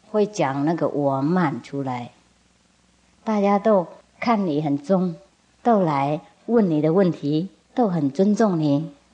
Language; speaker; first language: Chinese; non-native, fluent; Vietnamese